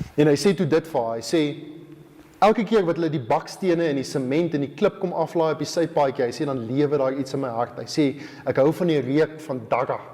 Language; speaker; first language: Afrikaans; native; Afrikaans